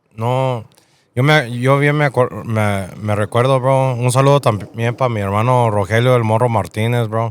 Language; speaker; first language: Spanish; early bilingual, heritage; Spanish